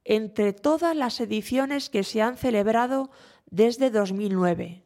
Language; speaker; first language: Spanish; native; Spanish